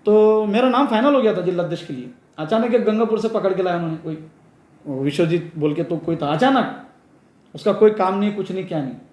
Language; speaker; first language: Hindi; non-native, local second language; Urdu